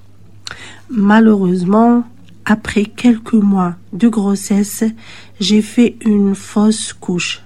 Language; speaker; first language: French; non-native, local second language; Arabic